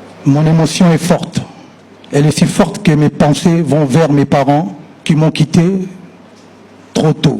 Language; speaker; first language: French; non-native, local second language; Lingala